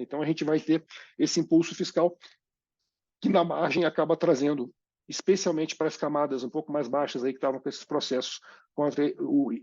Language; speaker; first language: Portuguese; native; Portuguese